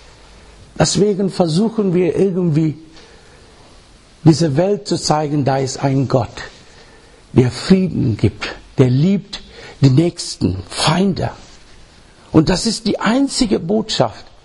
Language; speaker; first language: German; non-native, learner; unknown